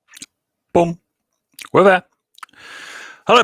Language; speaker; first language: English; native; English